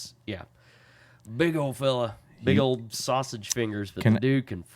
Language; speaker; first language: English; native; English